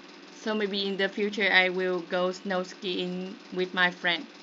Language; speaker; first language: English; non-native, learner; Vietnamese